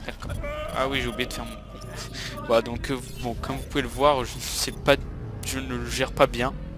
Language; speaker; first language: French; native; French